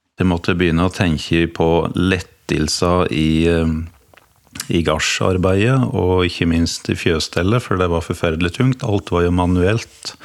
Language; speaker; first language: Norwegian; native; Norwegian